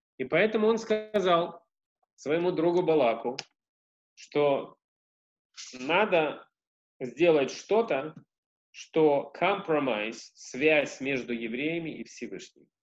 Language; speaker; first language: Russian; early bilingual, heritage; Russian